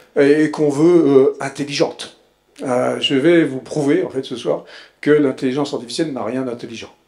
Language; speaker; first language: French; native; French